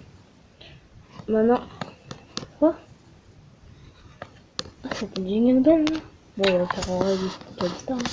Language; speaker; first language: French; native; French